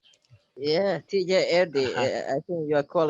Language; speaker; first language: English; non-native, fluent; Somali